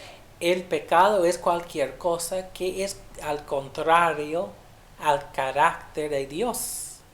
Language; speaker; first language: Spanish; non-native, fluent; English